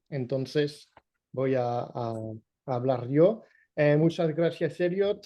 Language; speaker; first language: Spanish; non-native, fluent; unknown